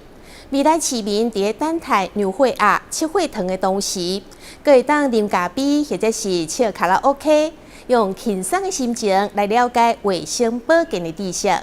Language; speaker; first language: Chinese; native; Chinese